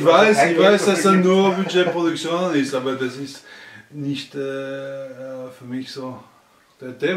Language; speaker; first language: German; non-native, learner; French